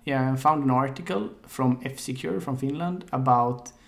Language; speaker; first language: English; non-native, fluent; Swedish